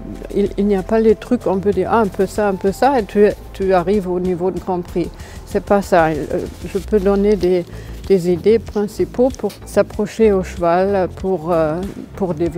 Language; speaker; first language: French; non-native, fluent; German